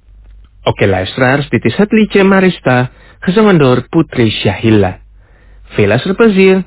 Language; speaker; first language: Dutch; non-native, fluent; Indonesian